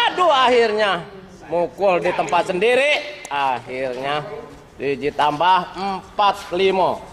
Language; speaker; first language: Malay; non-native, local second language; Javanese